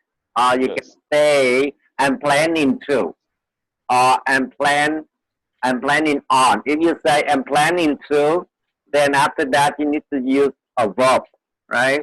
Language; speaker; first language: English; non-native, fluent; Vietnamese